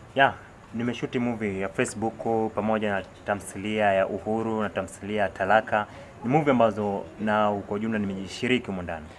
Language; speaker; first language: Swahili; native; Swahili